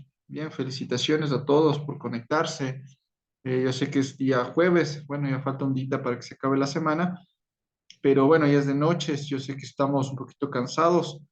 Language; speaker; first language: Spanish; native; Spanish